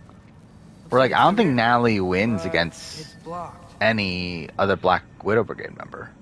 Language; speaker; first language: English; native; English